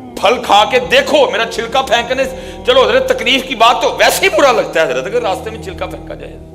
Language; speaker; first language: Urdu; non-native, local second language; Punjabi